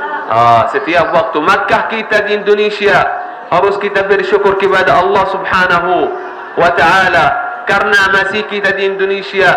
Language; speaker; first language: Indonesian; non-native, learner; Arabic